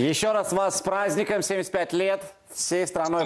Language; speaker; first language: Russian; native; Russian